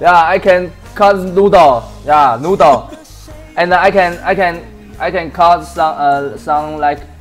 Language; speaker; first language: English; non-native, learner; Chinese